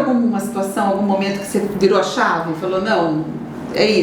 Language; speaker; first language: Portuguese; native; Portuguese